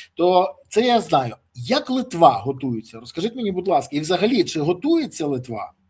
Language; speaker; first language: Ukrainian; native; Ukrainian